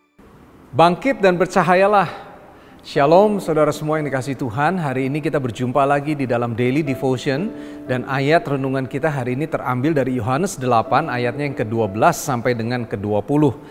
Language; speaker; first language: Indonesian; native; Indonesian